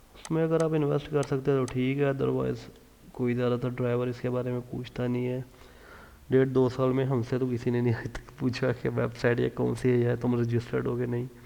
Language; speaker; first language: Urdu; non-native, local second language; Punjabi